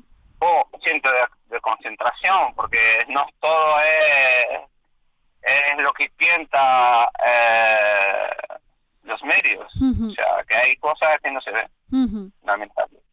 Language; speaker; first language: Spanish; non-native, fluent; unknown